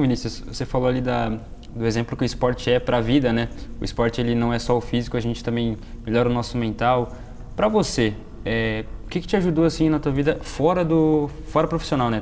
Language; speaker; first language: Portuguese; native; Portuguese